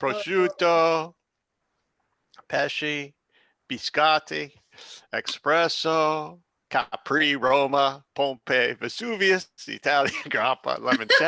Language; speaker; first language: Italian; non-native, learner; English